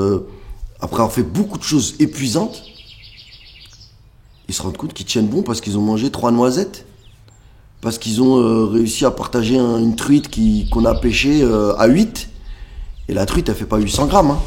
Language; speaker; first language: French; native; French